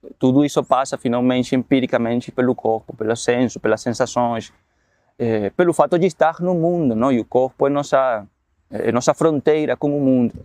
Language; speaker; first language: Portuguese; non-native, fluent; Spanish